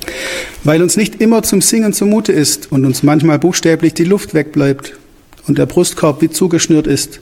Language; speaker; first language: German; native; German